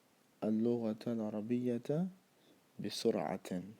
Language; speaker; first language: Arabic; non-native, fluent; English